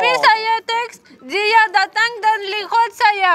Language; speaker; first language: Indonesian; non-native, learner; Russian